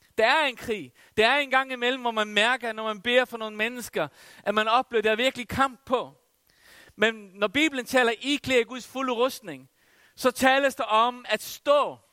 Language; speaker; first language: Danish; non-native, local second language; Faroese